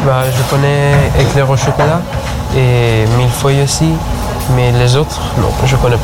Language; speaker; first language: French; non-native, learner; Persian